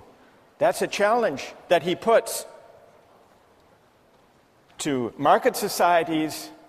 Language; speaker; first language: English; native; English